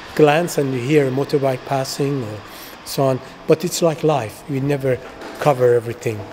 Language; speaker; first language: English; non-native, fluent; Persian